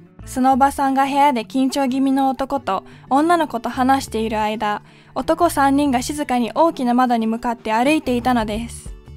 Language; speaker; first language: Japanese; early bilingual, heritage; Japanese